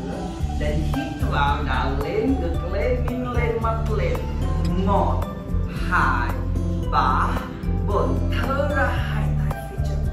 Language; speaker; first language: Vietnamese; non-native, learner; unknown